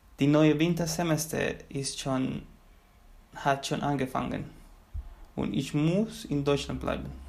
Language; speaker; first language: German; non-native, learner; Spanish